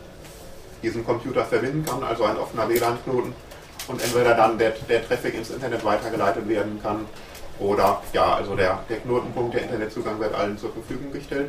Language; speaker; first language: German; native; German